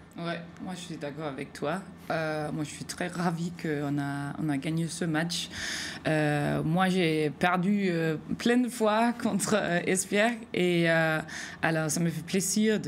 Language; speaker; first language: French; non-native, fluent; Danish